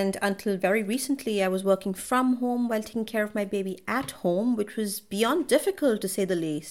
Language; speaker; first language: English; non-native, local second language; Malayalam